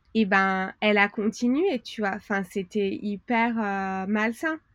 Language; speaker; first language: French; native; French